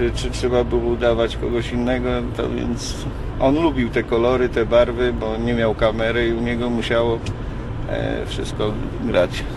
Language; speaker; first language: Polish; native; Polish